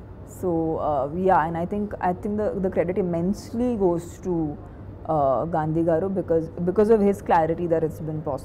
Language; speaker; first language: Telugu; non-native, fluent; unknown